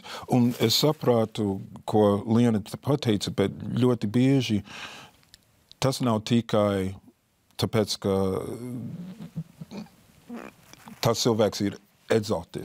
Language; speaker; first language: Latvian; non-native, fluent; English